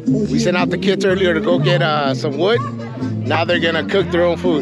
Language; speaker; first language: English; early bilingual, other home language; Spanish